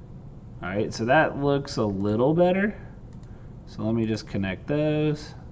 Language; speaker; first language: English; native; English